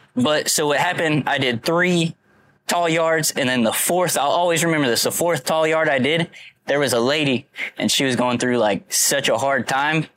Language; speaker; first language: English; native; English